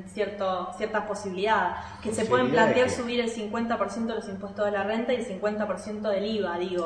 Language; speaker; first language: Spanish; native; Spanish